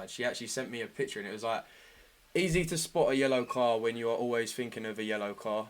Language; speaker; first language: English; native; English